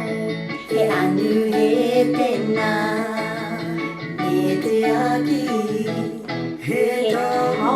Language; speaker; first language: Māori; non-native, fluent; English